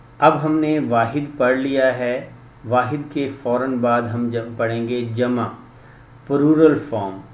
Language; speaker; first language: Urdu; non-native, local second language; Punjabi